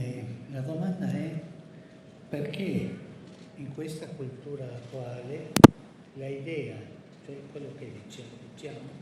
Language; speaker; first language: Italian; early bilingual, heritage; Spanish